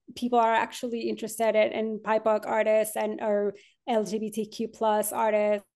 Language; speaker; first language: English; non-native, fluent; Spanish